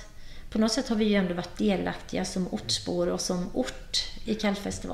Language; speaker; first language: Swedish; native; Swedish